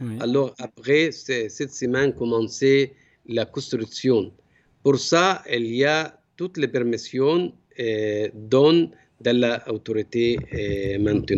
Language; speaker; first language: French; non-native, learner; Arabic